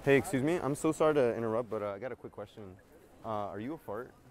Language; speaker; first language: English; early bilingual, other home language; Spanish